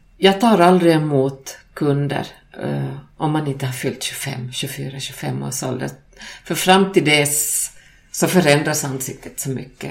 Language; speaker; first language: Swedish; native; Swedish